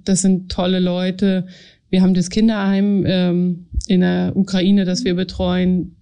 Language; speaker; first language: German; native; German